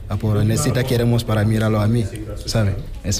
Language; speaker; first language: Spanish; non-native, learner; Wolof